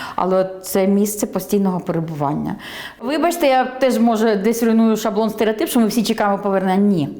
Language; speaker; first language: Ukrainian; native; Ukrainian